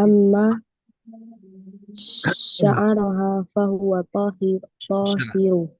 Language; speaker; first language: Arabic; non-native, learner; Indonesian